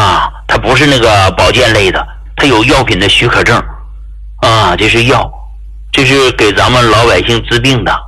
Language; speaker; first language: Chinese; native; Chinese